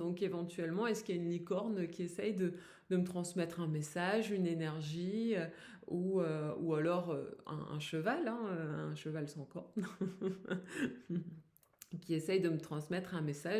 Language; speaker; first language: French; native; French